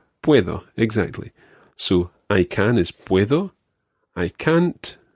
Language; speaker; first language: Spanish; non-native, fluent; English